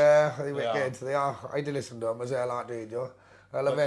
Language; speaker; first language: English; native; English